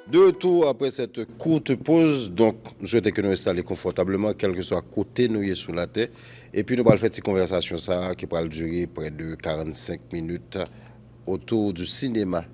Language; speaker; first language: French; non-native, local second language; Haitian Creole